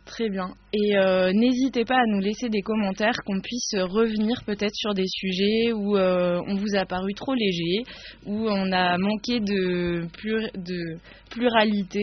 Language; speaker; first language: French; native; French